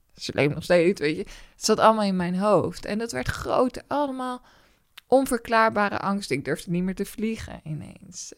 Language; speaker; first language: Dutch; native; Dutch